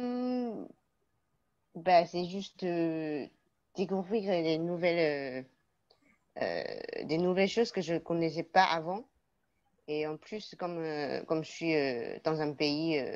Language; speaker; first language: French; non-native, learner; Chinese